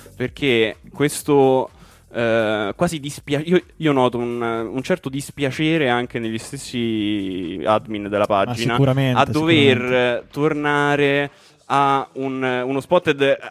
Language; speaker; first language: Italian; native; Italian